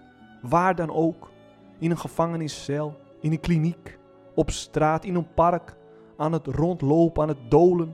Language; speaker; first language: Dutch; non-native, fluent; Portuguese